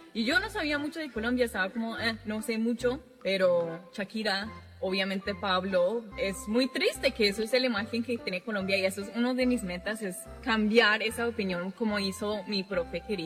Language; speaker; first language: Spanish; non-native, fluent; English